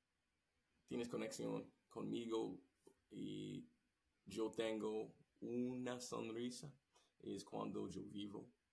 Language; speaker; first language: Spanish; non-native, learner; English